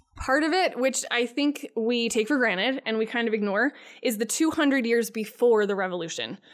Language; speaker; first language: English; native; English